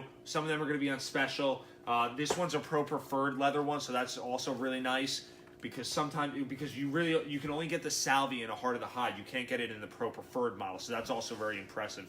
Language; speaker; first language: English; native; English